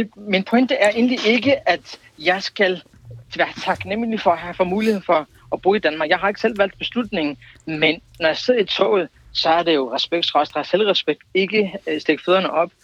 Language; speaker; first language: Danish; early bilingual, other home language; Kurdish